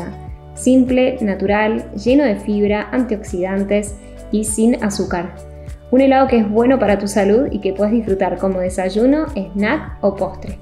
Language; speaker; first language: Spanish; native; Spanish